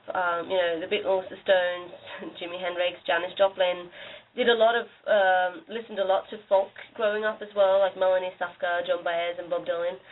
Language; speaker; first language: English; non-native, fluent; Norwegian